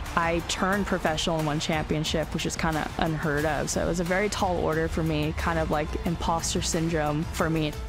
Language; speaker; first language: English; native; English